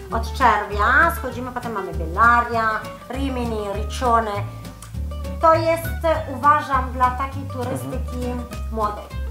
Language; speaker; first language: Polish; non-native, fluent; Italian